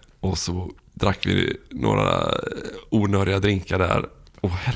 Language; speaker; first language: Swedish; native; Swedish